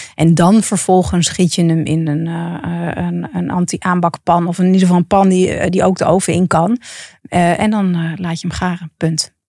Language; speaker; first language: Dutch; native; Dutch